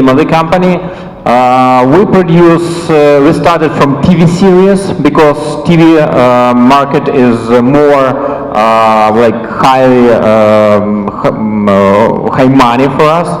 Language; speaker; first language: English; non-native, fluent; Ukrainian